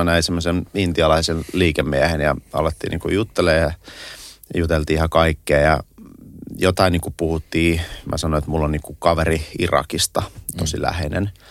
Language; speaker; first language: Finnish; early bilingual, other home language; Russian